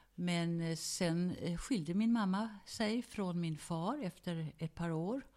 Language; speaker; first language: Swedish; early bilingual, other home language; German